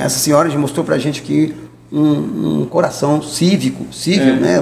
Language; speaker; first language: Portuguese; native; Portuguese